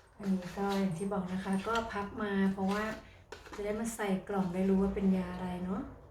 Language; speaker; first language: Thai; native; Thai